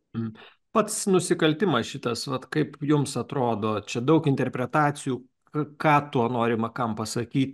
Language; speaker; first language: Lithuanian; native; Lithuanian